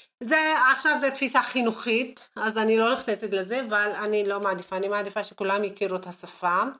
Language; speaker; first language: Hebrew; non-native, local second language; Arabic